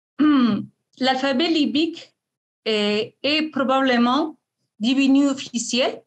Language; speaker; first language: French; non-native, fluent; Spanish